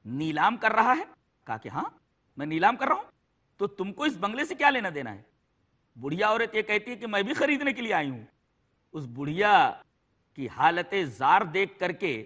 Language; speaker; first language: Urdu; native; Urdu